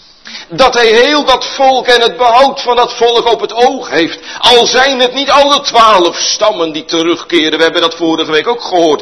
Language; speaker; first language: Dutch; native; Dutch